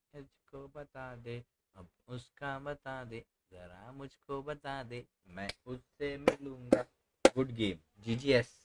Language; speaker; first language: Hindi; non-native, local second language; Marathi